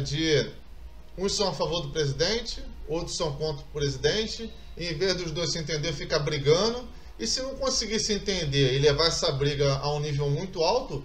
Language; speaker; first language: Portuguese; native; Portuguese